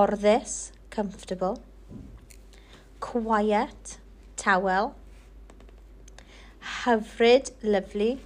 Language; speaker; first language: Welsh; non-native, local second language; English